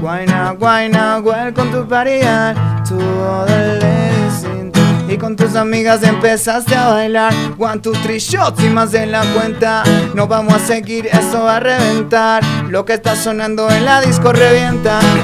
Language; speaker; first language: Spanish; native; Spanish